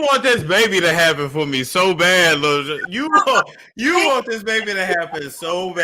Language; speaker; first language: English; native; English